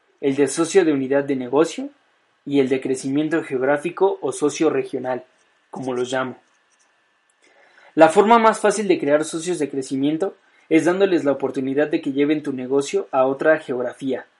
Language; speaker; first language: Spanish; native; Spanish